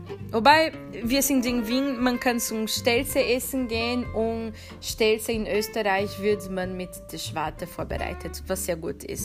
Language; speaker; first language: German; non-native, fluent; Portuguese